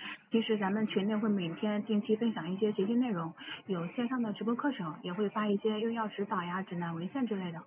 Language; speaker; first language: Chinese; native; Chinese